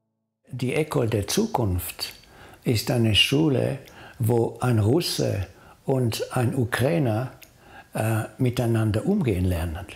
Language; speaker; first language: German; non-native, fluent; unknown